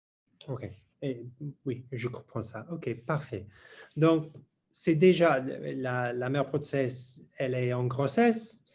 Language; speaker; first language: French; non-native, learner; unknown